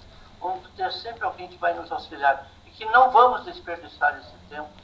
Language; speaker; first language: Portuguese; native; Portuguese